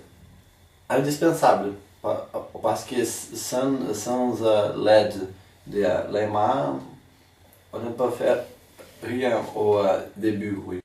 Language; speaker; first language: French; non-native, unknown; Portuguese